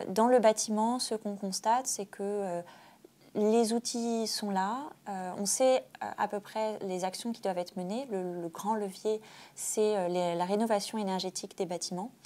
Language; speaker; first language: French; native; French